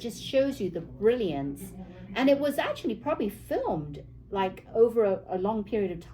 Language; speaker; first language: English; native; English